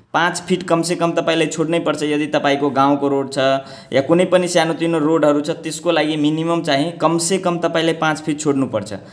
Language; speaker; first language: Nepali; native; Nepali